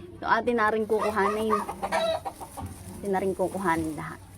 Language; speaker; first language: Filipino; non-native, local second language; Bikol